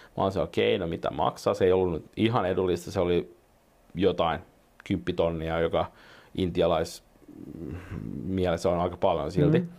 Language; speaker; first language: Finnish; non-native, local second language; Swedish